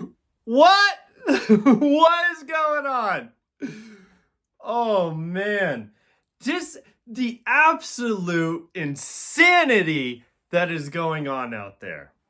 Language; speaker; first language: English; native; English